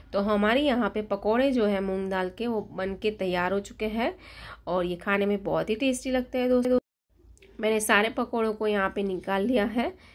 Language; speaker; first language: Hindi; non-native, local second language; Gujarati